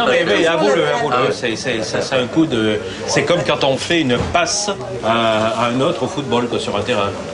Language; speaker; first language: French; native; French